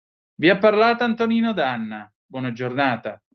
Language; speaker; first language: Italian; native; Italian